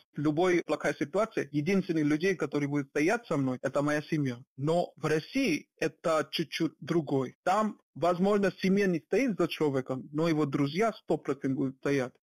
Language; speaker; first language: Russian; non-native, fluent; Hindi